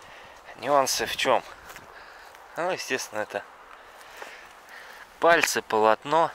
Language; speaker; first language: Russian; native; Russian